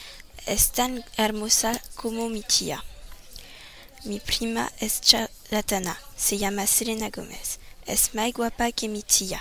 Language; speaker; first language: Spanish; non-native, learner; French